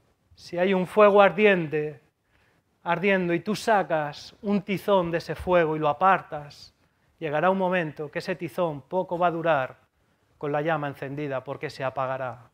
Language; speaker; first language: Spanish; native; Spanish